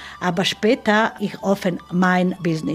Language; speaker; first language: German; non-native, learner; Croatian